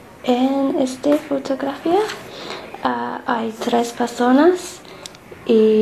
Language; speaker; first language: Spanish; non-native, learner; English